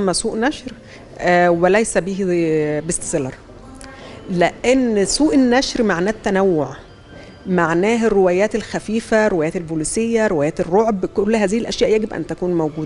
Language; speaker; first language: Arabic; native; Arabic